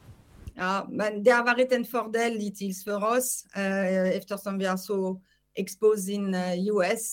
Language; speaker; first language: Swedish; non-native, fluent; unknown